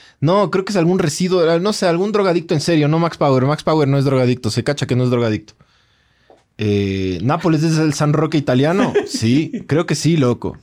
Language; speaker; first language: Spanish; native; Spanish